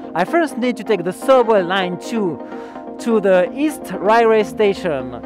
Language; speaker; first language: English; non-native, fluent; French